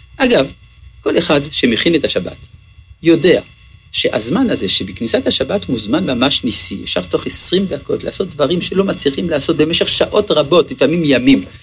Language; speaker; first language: Hebrew; early bilingual, other home language; French